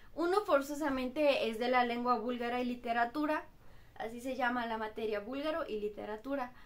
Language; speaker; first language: Spanish; non-native, fluent; Bulgarian